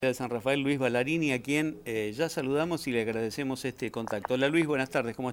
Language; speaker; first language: Spanish; native; Spanish